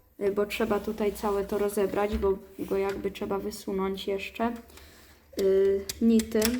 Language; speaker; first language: Polish; native; Polish